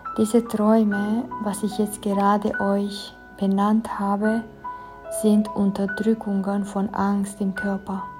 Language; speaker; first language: German; non-native, fluent; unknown